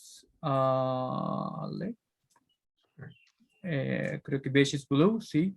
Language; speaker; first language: Spanish; non-native, learner; Japanese